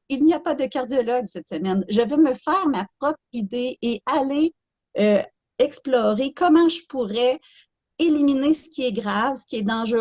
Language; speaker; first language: French; native; French